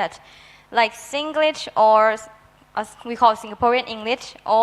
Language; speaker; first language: English; non-native, learner; Thai